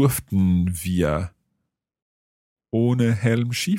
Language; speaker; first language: German; non-native, learner; English